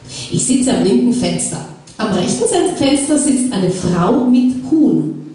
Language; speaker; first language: German; native; German